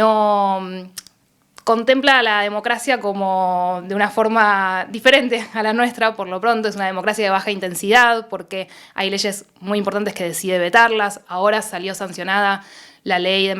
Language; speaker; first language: Spanish; native; Spanish